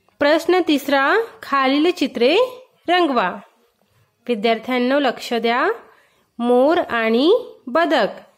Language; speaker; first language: Marathi; non-native, local second language; Hindi